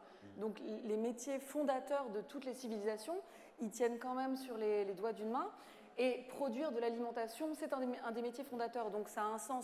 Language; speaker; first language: French; native; French